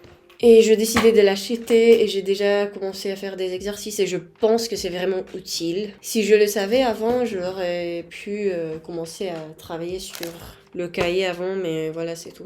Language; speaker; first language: French; non-native, fluent; Spanish